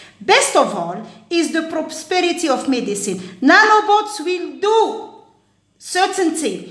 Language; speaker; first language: English; non-native, fluent; Arabic